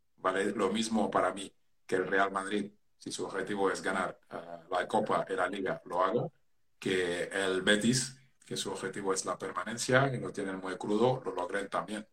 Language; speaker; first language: Spanish; non-native, fluent; Wolof